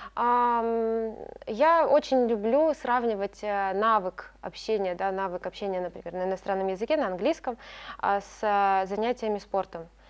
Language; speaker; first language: Russian; native; Russian